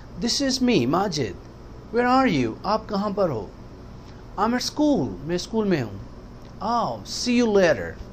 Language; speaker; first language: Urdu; non-native, local second language; Baluchi